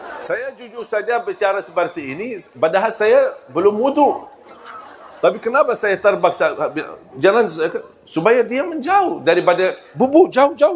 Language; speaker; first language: Malay; non-native, fluent; Arabic